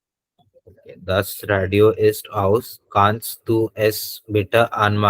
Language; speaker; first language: German; non-native, learner; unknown